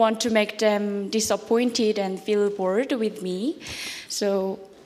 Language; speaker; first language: English; non-native, learner; Korean